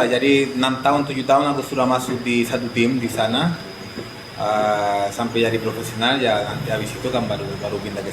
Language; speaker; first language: Indonesian; non-native, fluent; Spanish